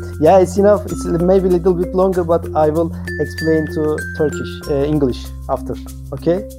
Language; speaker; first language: English; non-native, learner; Turkish